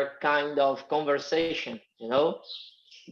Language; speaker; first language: English; non-native, fluent; Portuguese